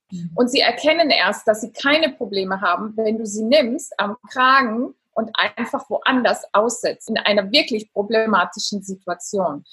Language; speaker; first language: German; non-native, fluent; Italian